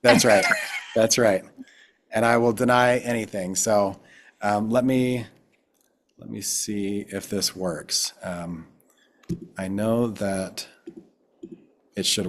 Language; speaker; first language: English; native; English